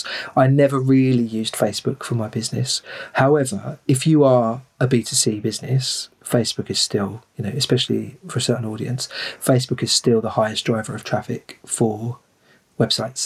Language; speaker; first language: English; native; English